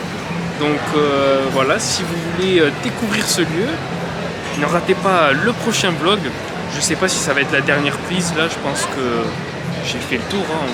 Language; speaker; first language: French; native; French